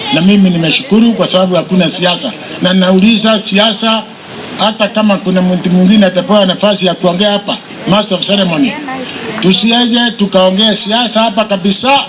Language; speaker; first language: Swahili; non-native, local second language; Meru